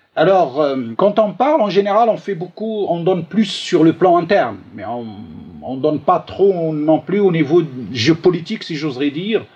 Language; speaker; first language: French; non-native, local second language; Arabic